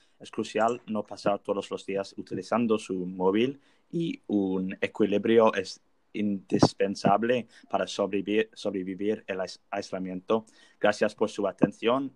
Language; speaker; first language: Spanish; non-native, learner; English